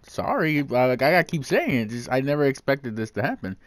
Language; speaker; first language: English; native; English